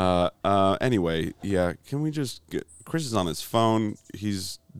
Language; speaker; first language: English; native; English